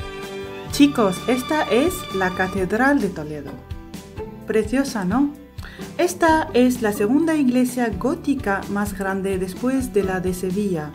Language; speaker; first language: Spanish; non-native, fluent; Arabic